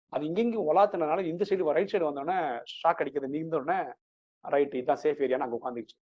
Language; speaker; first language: Tamil; non-native, local second language; Malayalam